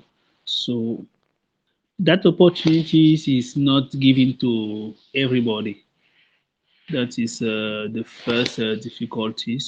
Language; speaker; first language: English; non-native, local second language; French